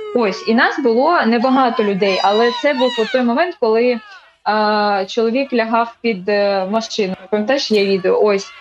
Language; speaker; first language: Ukrainian; non-native, local second language; Russian